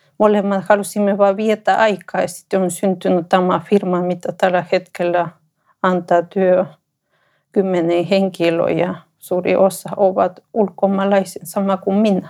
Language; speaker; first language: Finnish; non-native, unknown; Spanish